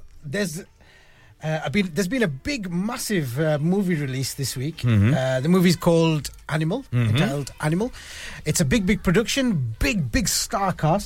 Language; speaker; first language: English; early bilingual, other home language; Hindi